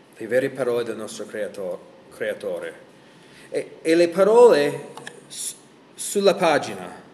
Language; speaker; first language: Italian; non-native, fluent; English